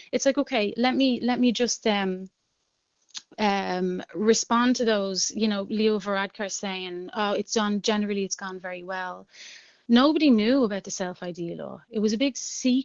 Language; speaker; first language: English; native; English